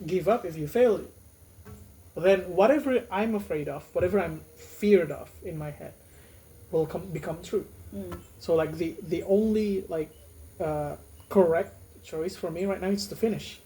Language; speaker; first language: English; non-native, fluent; Indonesian